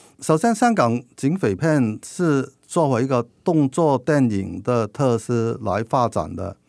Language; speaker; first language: Chinese; non-native, local second language; Cantonese